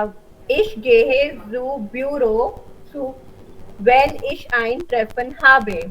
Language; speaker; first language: German; non-native, learner; Hindi